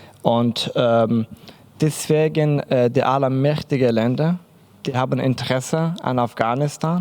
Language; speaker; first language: German; non-native, learner; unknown